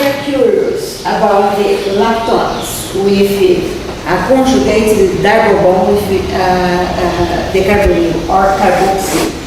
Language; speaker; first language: English; non-native, fluent; Portuguese